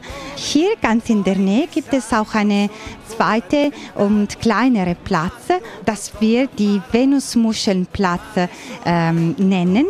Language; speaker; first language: German; non-native, fluent; Italian